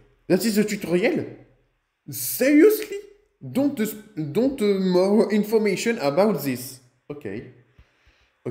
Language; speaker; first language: English; non-native, learner; French